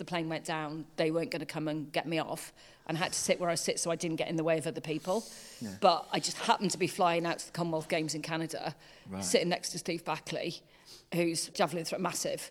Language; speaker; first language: English; native; English